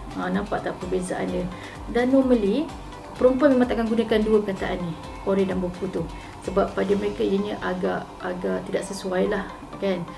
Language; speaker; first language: Malay; native; Malay